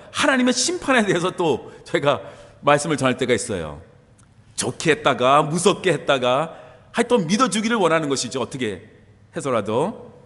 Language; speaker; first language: Korean; native; Korean